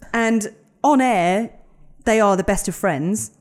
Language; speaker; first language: English; native; English